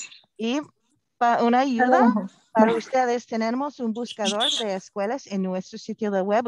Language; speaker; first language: Spanish; non-native, fluent; English